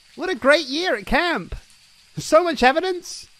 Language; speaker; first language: English; native; English